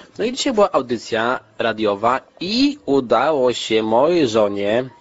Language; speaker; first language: Polish; native; Polish